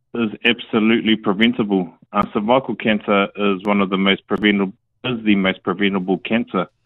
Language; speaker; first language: English; native; English